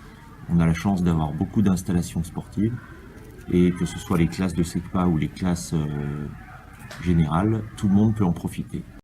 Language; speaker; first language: French; native; French